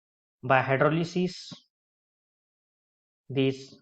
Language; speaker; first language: English; non-native, local second language; Marathi